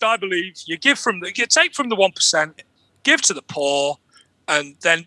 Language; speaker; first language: English; native; English